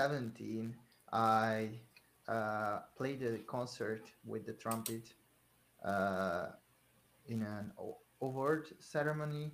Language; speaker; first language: English; non-native, fluent; Hungarian